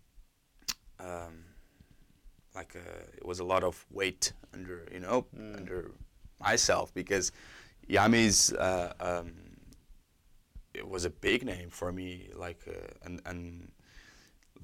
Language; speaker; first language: English; non-native, fluent; Portuguese